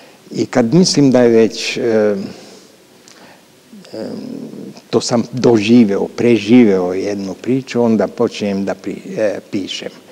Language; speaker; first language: Serbian; non-native, local second language; Hungarian